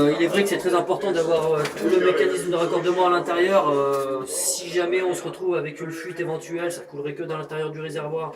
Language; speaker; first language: French; native; French